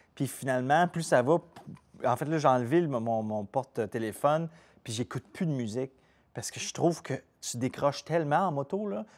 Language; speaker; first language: French; native; French